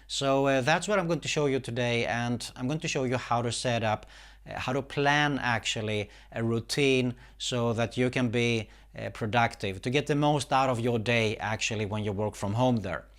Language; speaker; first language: English; non-native, fluent; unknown